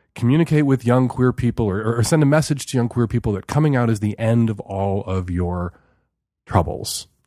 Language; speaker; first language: English; native; English